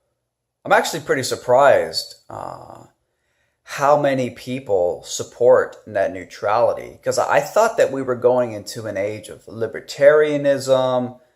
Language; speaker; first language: English; native; English